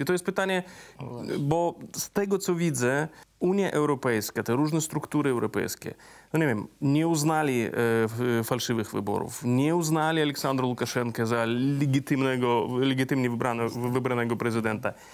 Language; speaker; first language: Polish; non-native, fluent; Belarusian